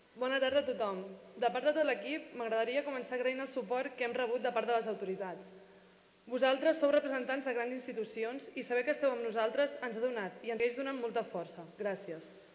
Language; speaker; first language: Catalan; native; Catalan